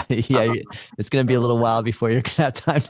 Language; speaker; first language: English; native; English